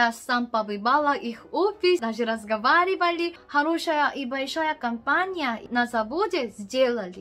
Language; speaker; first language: Russian; non-native, learner; Korean